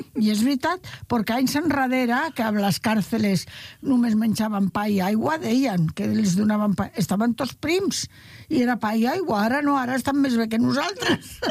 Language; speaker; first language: Catalan; non-native, local second language; Spanish